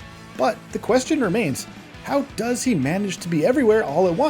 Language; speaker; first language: English; native; English